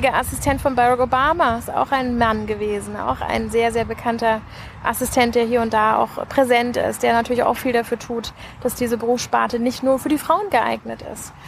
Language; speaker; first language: German; native; German